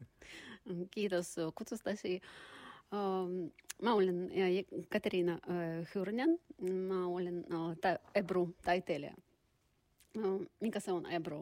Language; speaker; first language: Finnish; non-native, learner; Russian